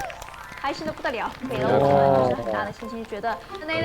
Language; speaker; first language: Chinese; native; Chinese